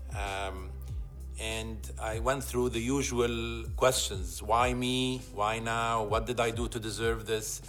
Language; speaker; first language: English; non-native, fluent; Arabic